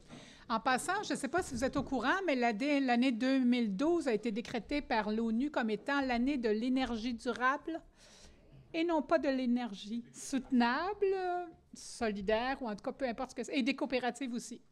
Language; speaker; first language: French; native; French